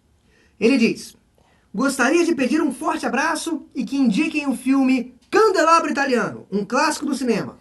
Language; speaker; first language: Portuguese; native; Portuguese